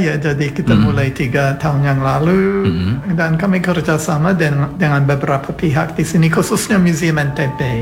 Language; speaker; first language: Indonesian; non-native, fluent; English